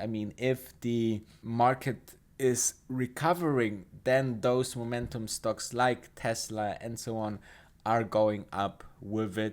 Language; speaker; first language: English; non-native, fluent; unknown